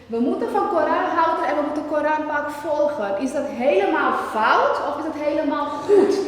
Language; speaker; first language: Dutch; non-native, fluent; Urdu